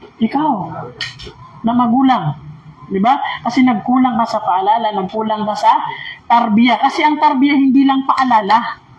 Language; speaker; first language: Filipino; non-native, local second language; Maranao